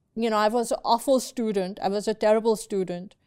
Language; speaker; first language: English; non-native, local second language; Urdu